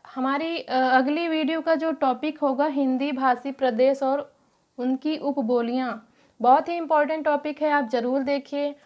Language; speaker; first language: Hindi; native; Hindi